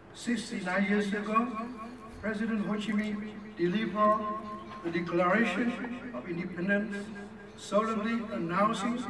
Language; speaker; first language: English; non-native, fluent; Vietnamese